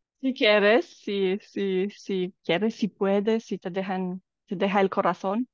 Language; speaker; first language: Spanish; non-native, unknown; Romanian